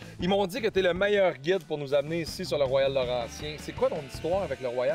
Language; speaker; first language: French; native; French